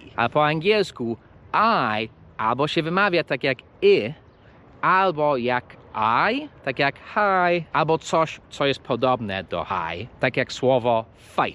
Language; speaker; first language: Polish; non-native, fluent; English